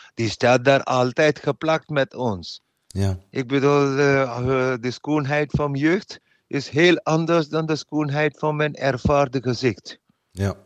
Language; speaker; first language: Dutch; non-native, learner; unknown